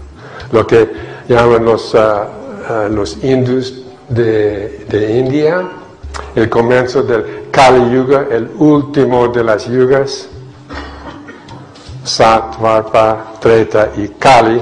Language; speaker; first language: Spanish; non-native, fluent; English